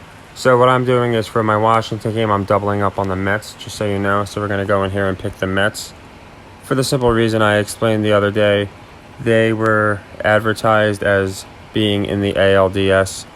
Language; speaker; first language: English; native; English